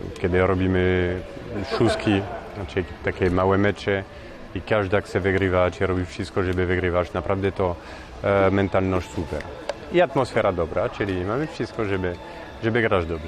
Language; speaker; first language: Polish; non-native, fluent; French